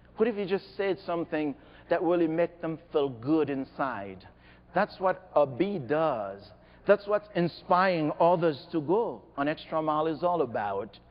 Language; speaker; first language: English; non-native, fluent; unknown